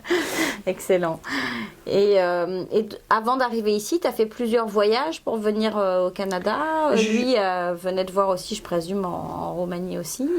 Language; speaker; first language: French; native; French